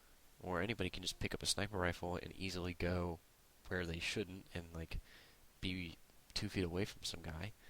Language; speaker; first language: English; native; English